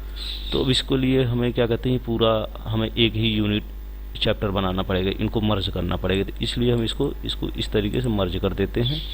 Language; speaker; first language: Hindi; native; Hindi